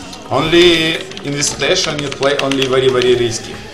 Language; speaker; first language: English; non-native, learner; Russian